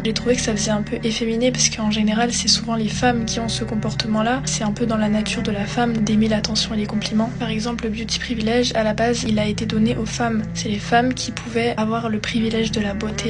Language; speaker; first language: French; native; French